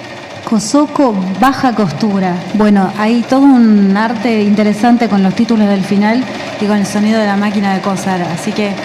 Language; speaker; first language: Spanish; native; Spanish